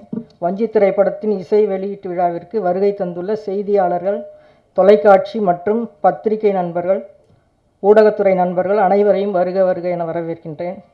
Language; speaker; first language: Tamil; native; Tamil